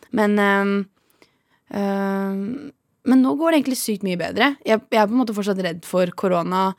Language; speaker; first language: Norwegian; native; Norwegian